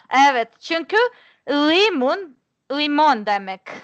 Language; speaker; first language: Turkish; non-native, learner; Serbian